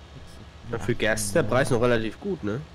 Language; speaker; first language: German; native; German